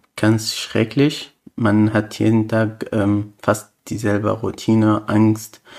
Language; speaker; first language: German; non-native, fluent; Arabic